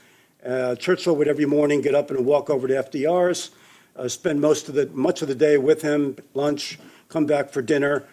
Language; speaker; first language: English; native; English